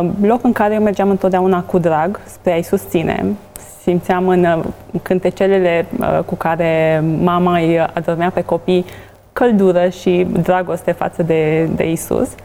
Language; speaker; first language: Romanian; native; Romanian